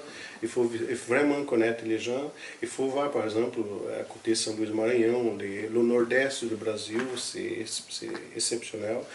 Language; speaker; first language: French; non-native, fluent; Portuguese